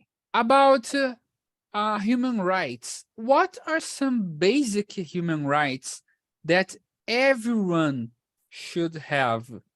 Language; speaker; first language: English; non-native, fluent; Portuguese